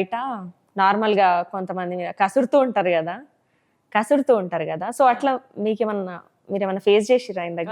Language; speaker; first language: Telugu; native; Telugu